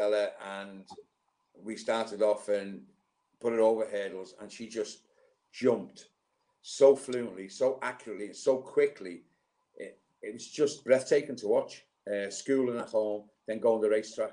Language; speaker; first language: English; native; English